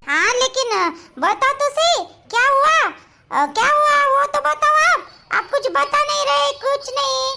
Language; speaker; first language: Hindi; non-native, local second language; Marathi